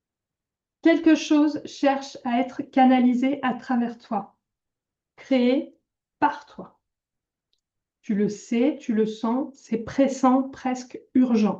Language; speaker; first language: French; native; French